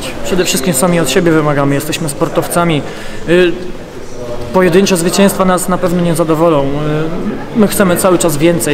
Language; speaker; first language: Polish; native; Polish